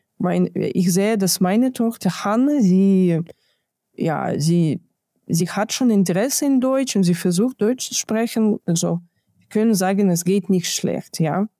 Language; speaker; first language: German; non-native, fluent; Ukrainian